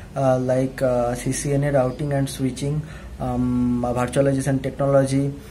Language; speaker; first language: English; non-native, local second language; Bangla